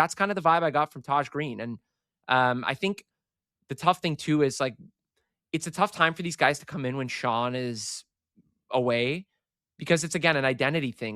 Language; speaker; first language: English; native; English